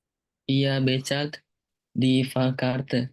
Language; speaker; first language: German; non-native, learner; Indonesian